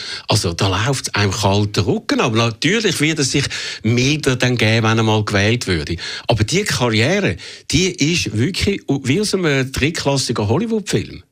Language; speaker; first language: German; native; German